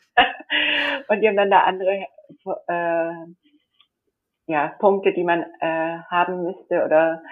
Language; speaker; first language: German; early bilingual, heritage; German